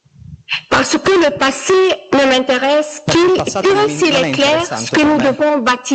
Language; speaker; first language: French; non-native, local second language; Arabic